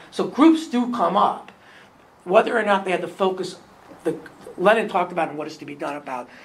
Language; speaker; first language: English; native; English